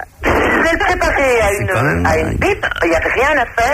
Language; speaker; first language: French; native; French